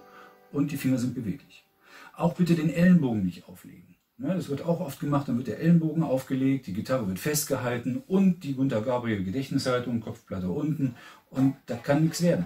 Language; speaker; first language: German; native; German